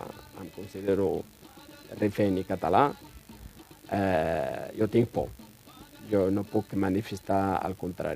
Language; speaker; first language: Catalan; non-native, fluent; Riffian